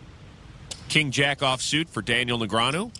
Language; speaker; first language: English; native; English